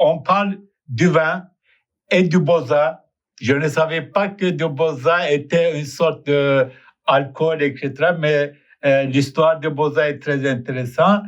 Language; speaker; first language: French; non-native, fluent; Turkish